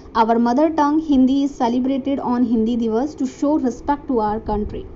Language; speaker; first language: English; non-native, local second language; Hindi